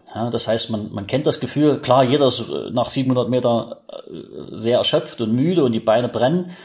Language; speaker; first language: German; native; German